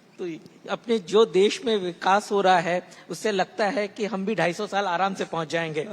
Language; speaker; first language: Hindi; native; Hindi